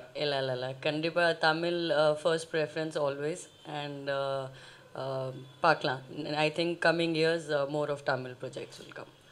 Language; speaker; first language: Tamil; non-native, fluent; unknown